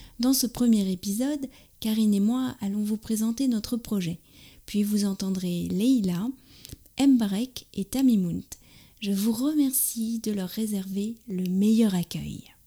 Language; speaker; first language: French; native; French